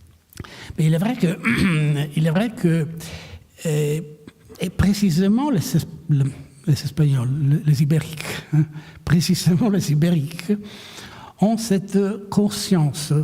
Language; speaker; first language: French; non-native, fluent; Italian